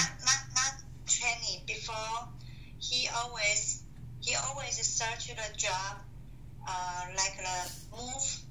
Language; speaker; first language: English; non-native, learner; Chinese